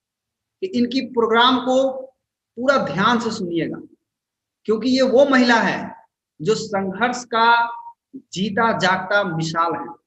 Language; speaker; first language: Hindi; native; Hindi